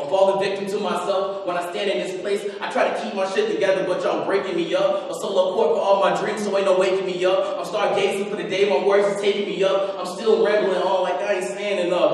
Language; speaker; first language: English; native; English